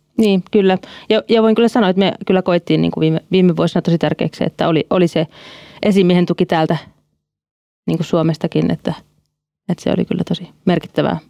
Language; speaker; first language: Finnish; native; Finnish